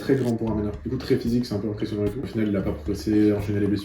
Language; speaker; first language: French; native; French